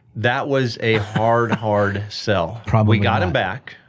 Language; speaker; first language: English; native; English